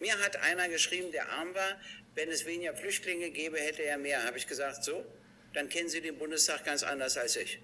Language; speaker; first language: German; native; German